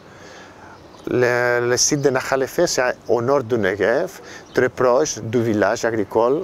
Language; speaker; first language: French; non-native, fluent; Catalan